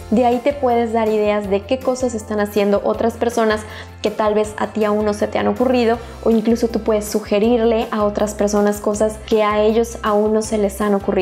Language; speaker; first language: Spanish; native; Spanish